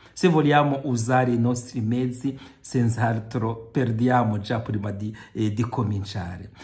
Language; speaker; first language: Italian; non-native, fluent; Kinyarwanda